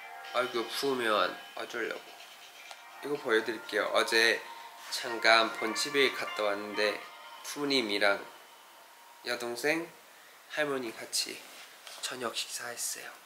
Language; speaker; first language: Korean; non-native, fluent; Thai